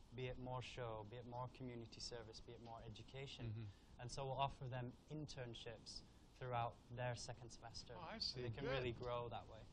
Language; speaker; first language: English; native; English